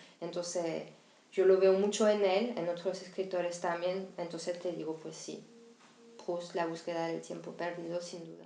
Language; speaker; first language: Spanish; non-native, fluent; French